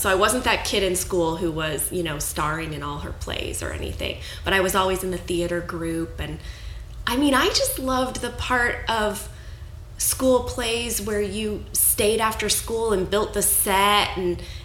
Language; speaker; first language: English; native; English